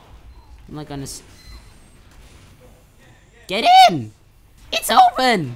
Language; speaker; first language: English; native; English